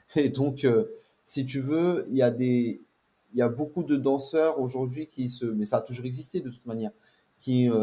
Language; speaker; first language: French; native; French